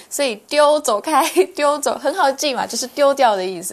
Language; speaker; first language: Chinese; native; Chinese